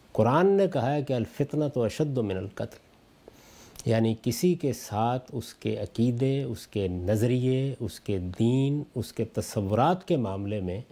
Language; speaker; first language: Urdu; non-native, local second language; Punjabi